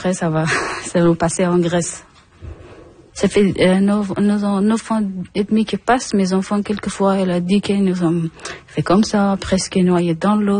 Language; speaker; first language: French; non-native, learner; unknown